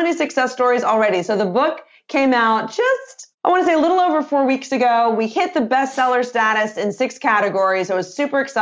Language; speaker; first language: English; native; English